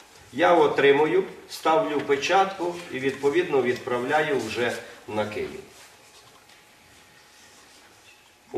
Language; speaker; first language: Ukrainian; native; Ukrainian